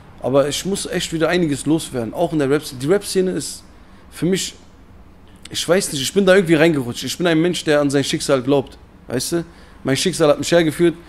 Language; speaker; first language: German; early bilingual, other home language; Turkish